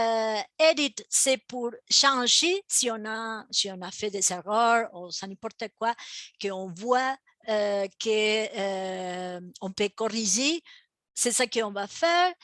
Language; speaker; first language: French; non-native, fluent; Spanish